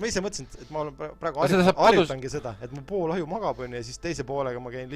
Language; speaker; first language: Estonian; native; Estonian